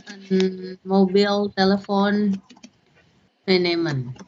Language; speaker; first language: Dutch; non-native, learner; Indonesian